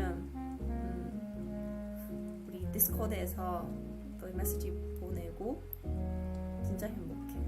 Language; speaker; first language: Korean; non-native, learner; English